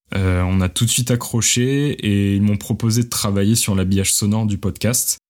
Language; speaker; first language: French; native; French